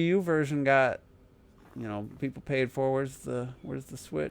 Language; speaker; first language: English; native; English